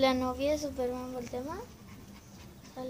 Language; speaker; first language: Spanish; native; Spanish